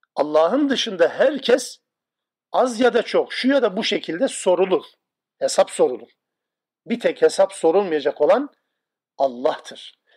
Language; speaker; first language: Turkish; non-native, local second language; Kurdish